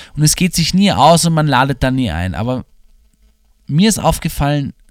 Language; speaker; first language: German; native; German